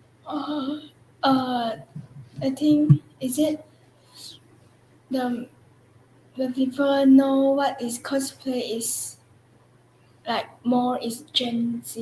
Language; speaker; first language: English; non-native, local second language; Chinese